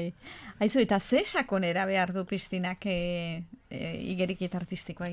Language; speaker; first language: Basque; native; Basque